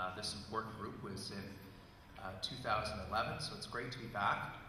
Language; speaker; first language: English; native; English